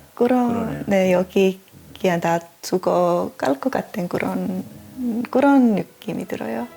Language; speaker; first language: Korean; non-native, learner; Finnish